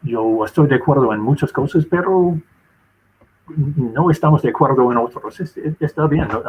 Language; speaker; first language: Spanish; non-native, fluent; English